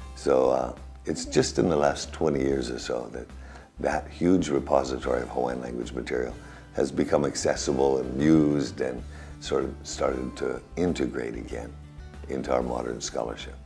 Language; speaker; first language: English; native; English